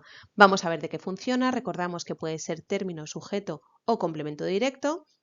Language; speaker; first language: Spanish; native; Spanish